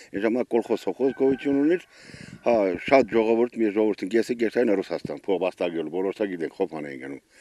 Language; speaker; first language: Armenian; native; Armenian